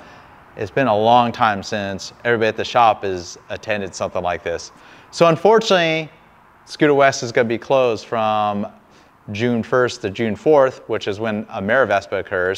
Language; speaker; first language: English; native; English